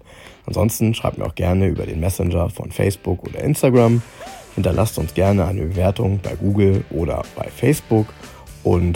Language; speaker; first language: German; native; German